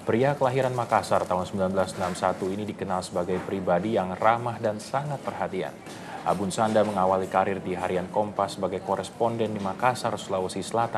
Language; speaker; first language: Indonesian; native; Indonesian